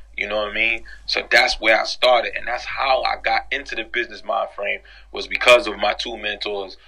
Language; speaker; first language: English; native; English